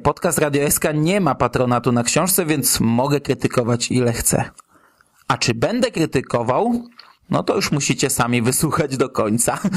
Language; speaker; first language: Polish; native; Polish